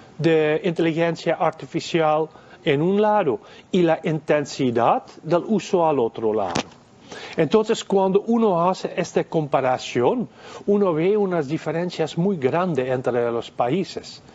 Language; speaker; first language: Spanish; non-native, fluent; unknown